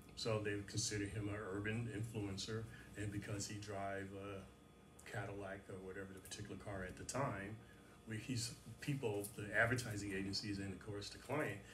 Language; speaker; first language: English; native; English